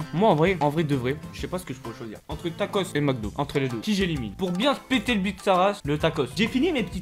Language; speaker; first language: French; native; French